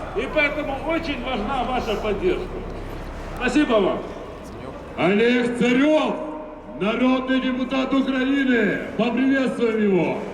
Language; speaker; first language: Russian; native; Russian